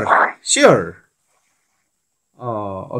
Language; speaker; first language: English; non-native, learner; Bangla